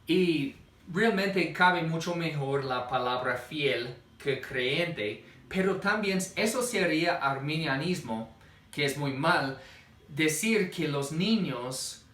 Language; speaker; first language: Spanish; non-native, fluent; English